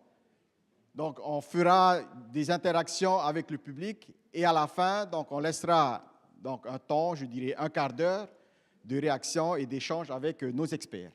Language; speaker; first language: French; native; French